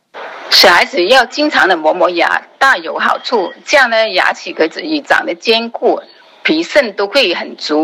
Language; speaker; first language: Chinese; native; Chinese